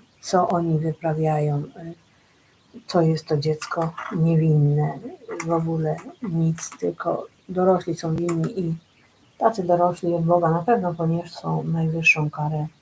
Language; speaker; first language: Polish; native; Polish